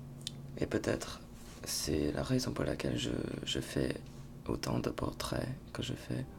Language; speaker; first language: French; non-native, fluent; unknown